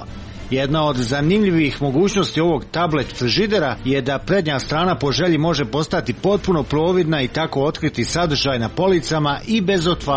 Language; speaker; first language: Croatian; native; Croatian